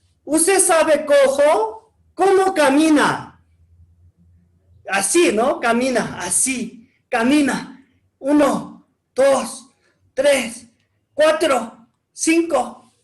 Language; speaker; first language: Spanish; non-native, learner; Korean